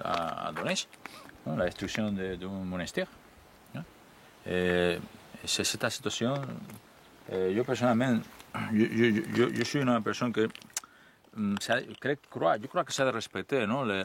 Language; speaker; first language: French; non-native, learner; Spanish